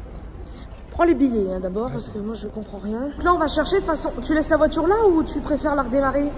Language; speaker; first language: French; native; French